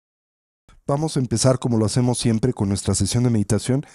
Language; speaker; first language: Spanish; native; Spanish